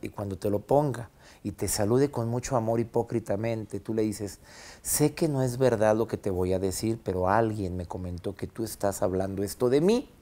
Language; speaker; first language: Spanish; native; Spanish